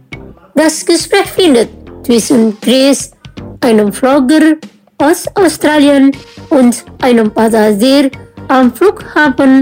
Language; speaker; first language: German; non-native, learner; Indonesian